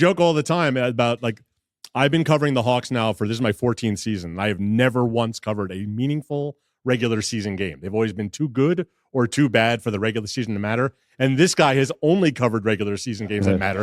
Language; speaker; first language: English; native; English